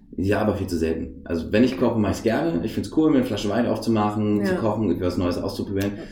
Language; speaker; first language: German; native; German